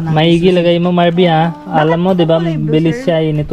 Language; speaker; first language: Filipino; non-native, learner; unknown